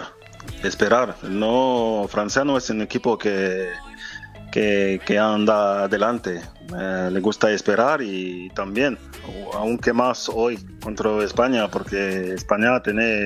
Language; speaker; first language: Spanish; non-native, fluent; French